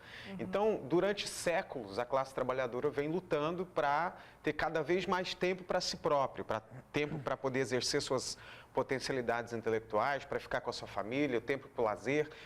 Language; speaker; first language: Portuguese; native; Portuguese